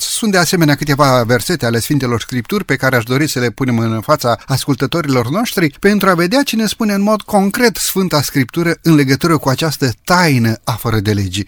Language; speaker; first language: Romanian; native; Romanian